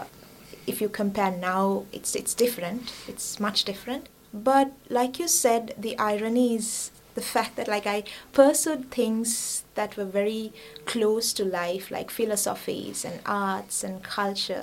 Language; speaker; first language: English; non-native, local second language; Sinhala